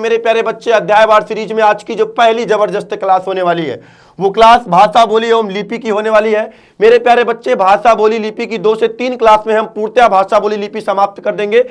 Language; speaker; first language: Hindi; native; Hindi